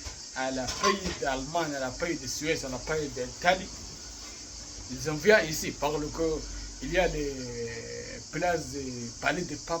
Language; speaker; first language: French; non-native, learner; Arabic